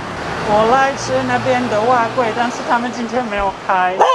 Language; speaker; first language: Chinese; non-native, fluent; English